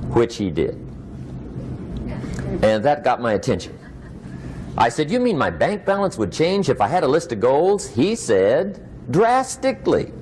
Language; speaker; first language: English; native; English